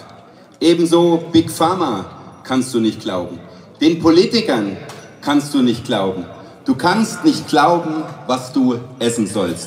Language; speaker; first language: German; native; German